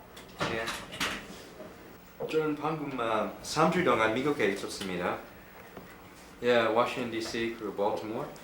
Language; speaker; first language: Korean; non-native, learner; English